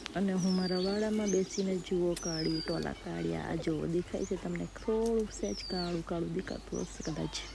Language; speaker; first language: Gujarati; native; Gujarati